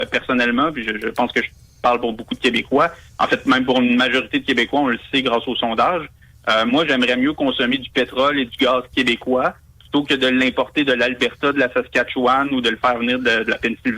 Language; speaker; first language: French; native; French